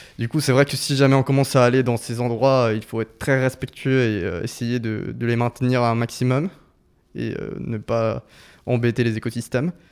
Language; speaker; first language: French; non-native, fluent; Spanish